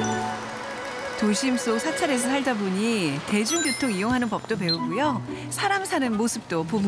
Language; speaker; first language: Korean; native; Korean